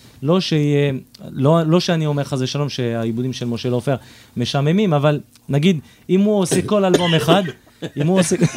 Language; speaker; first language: Hebrew; non-native, fluent; French